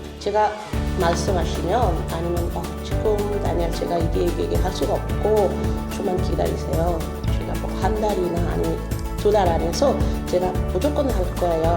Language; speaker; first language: Korean; non-native, learner; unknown